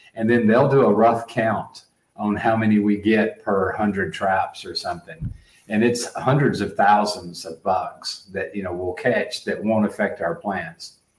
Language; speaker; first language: English; native; English